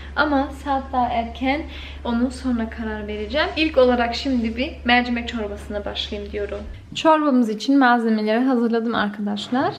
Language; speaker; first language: Turkish; early bilingual, heritage; Turkish